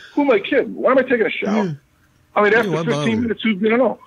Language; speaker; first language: English; native; English